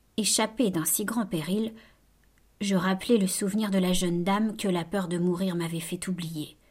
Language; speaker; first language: French; native; French